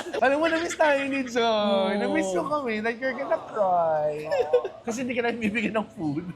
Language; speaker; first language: Filipino; native; Filipino